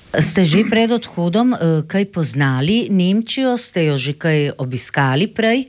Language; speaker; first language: Slovenian; native; Slovenian